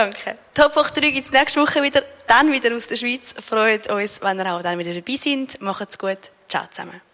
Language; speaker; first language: German; native; German